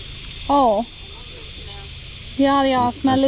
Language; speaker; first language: English; non-native, local second language; Telugu